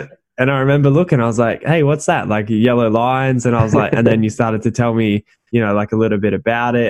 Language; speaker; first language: English; native; English